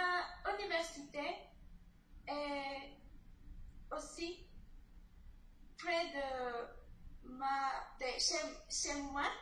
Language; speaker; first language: French; non-native, learner; Spanish